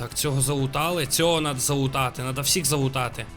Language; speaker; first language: Ukrainian; non-native, local second language; Russian